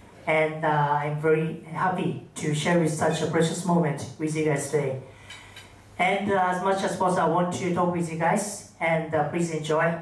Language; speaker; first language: English; non-native, fluent; Japanese